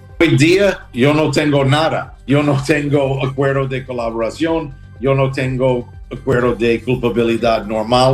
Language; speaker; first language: Spanish; non-native, learner; English